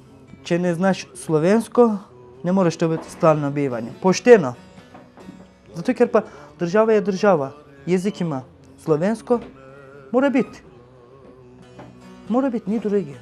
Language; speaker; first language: Slovenian; non-native, learner; Turkish